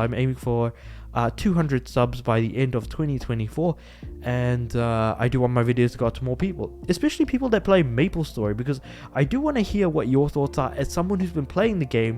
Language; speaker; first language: English; native; English